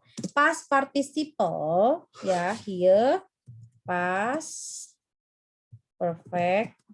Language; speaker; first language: English; non-native, fluent; Indonesian